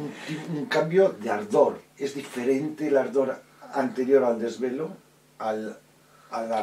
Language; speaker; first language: Spanish; native; Spanish